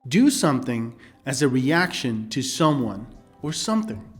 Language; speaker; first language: English; non-native, fluent; Kyrgyz